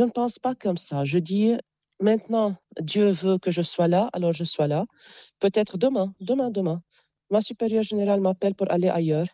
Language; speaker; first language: French; non-native, local second language; Arabic